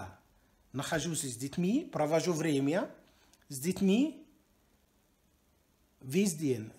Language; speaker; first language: Russian; non-native, learner; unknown